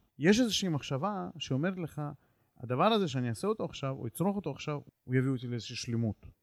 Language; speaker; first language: Hebrew; native; Hebrew